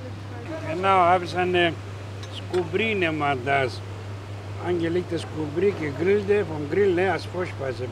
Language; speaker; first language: German; non-native, learner; Greek